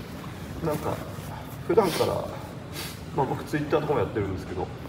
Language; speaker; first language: Japanese; native; Japanese